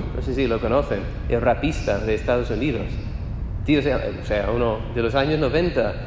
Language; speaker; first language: Spanish; non-native, fluent; English